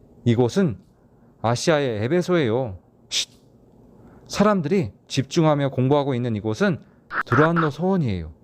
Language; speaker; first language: Korean; native; Korean